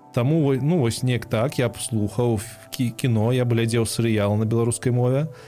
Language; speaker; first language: Belarusian; non-native, local second language; Russian